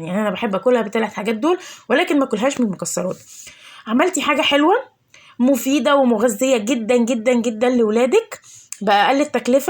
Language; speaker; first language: Arabic; native; Arabic